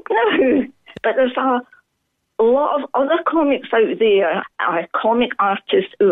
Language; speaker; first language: English; native; English